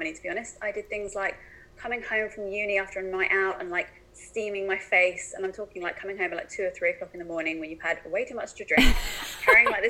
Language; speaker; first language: English; native; English